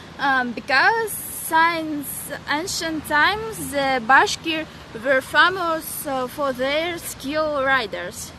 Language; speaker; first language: English; non-native, learner; Russian